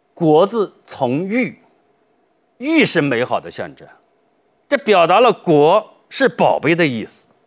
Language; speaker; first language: Chinese; native; Chinese